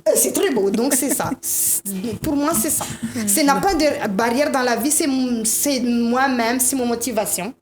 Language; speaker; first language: French; non-native, local second language; Malagasy